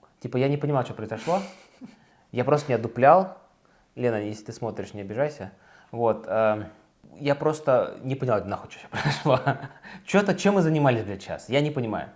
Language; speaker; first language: Russian; native; Russian